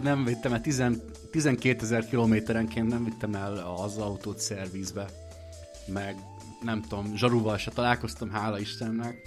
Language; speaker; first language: Hungarian; native; Hungarian